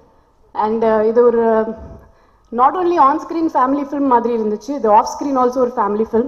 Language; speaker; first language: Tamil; non-native, local second language; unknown